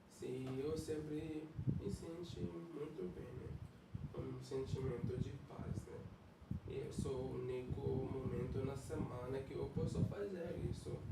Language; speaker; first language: Portuguese; non-native, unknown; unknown